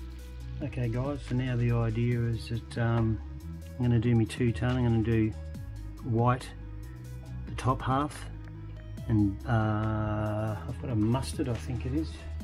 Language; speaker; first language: English; native; English